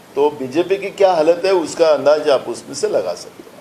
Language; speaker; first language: Hindi; non-native, local second language; Marathi